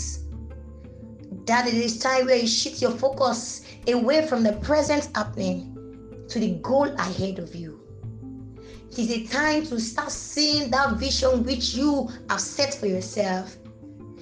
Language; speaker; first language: English; non-native, local second language; Yoruba